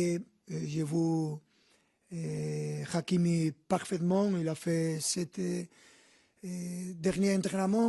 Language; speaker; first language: French; non-native, fluent; Spanish